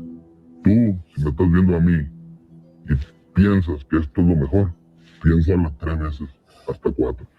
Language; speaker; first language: Spanish; native; Spanish